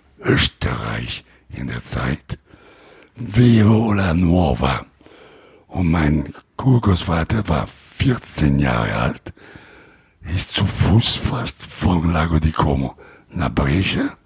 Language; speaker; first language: German; non-native, learner; Italian